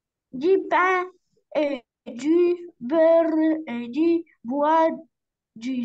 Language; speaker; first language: French; non-native, learner; Arabic